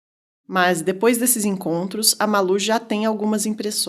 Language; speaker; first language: Portuguese; native; Portuguese